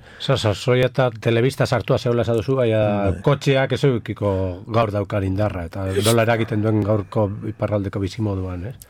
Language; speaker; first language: Basque; native; Basque